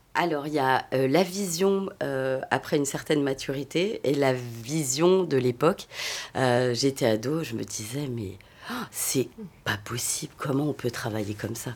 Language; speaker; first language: French; native; French